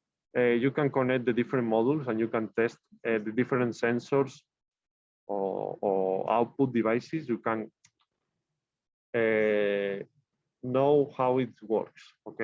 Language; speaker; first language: English; non-native, learner; Spanish